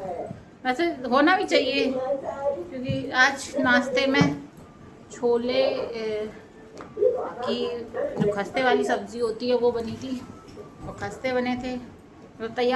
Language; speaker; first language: Hindi; native; Hindi